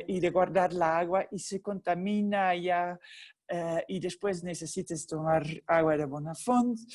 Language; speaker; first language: Spanish; non-native, fluent; Dutch